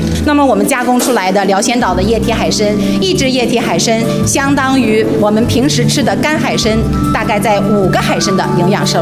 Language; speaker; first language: Chinese; native; Chinese